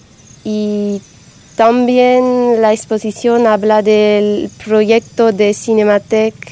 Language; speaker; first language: Spanish; non-native, learner; French